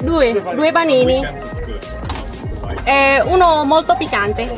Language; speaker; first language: Italian; non-native, learner; Indonesian